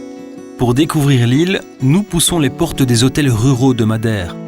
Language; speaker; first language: French; native; French